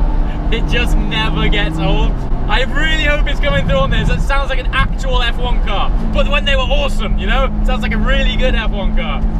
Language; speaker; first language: English; native; English